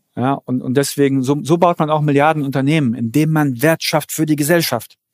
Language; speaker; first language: German; early bilingual, other home language; Polish